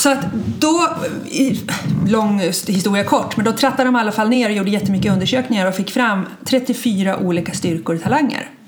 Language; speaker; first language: Swedish; native; Swedish